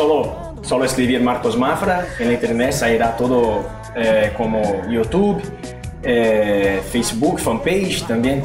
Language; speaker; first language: Spanish; non-native, learner; Portuguese